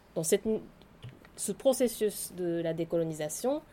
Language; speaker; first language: French; non-native, fluent; Japanese